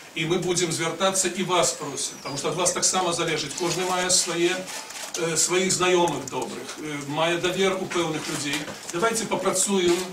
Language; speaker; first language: Belarusian; non-native, local second language; Russian